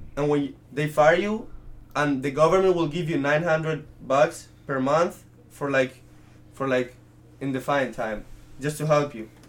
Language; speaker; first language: English; early bilingual, other home language; Italian